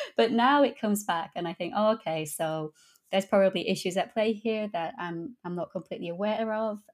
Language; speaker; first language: English; native; English